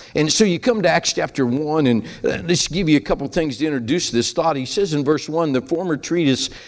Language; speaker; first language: English; native; English